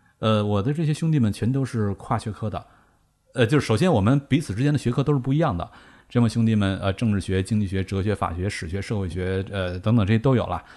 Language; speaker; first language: Chinese; native; Chinese